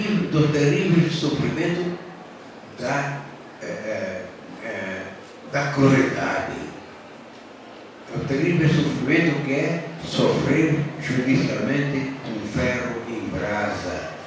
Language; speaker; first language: Portuguese; native; Portuguese